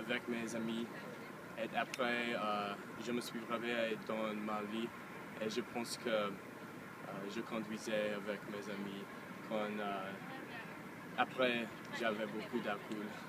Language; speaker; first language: French; non-native, learner; English